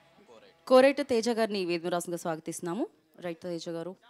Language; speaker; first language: Telugu; native; Telugu